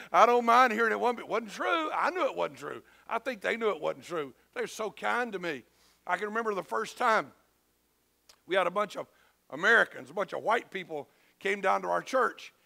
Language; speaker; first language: English; native; English